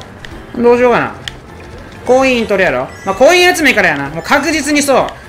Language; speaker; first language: Japanese; native; Japanese